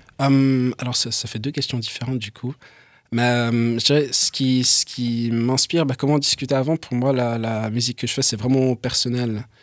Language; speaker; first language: French; early bilingual, other home language; English